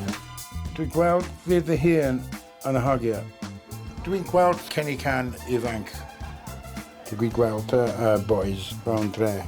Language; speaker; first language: Welsh; non-native, learner; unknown